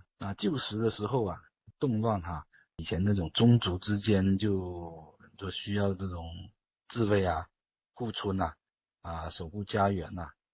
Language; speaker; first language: Chinese; native; Chinese